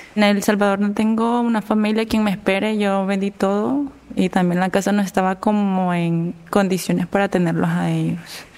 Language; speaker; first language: Spanish; native; Spanish